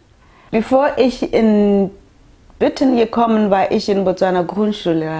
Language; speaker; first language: German; non-native, fluent; Tswana